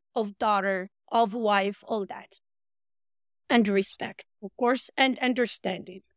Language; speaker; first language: English; non-native, fluent; Arabic